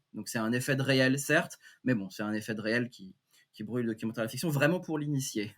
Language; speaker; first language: French; native; French